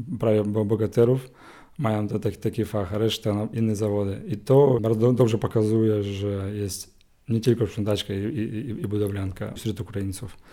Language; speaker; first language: Polish; non-native, learner; Ukrainian